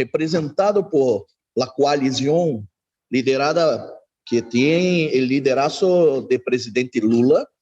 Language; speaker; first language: Spanish; non-native, learner; Portuguese